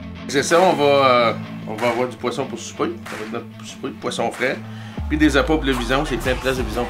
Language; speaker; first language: French; native; French